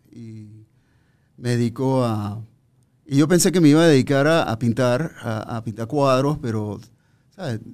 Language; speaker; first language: Spanish; native; Spanish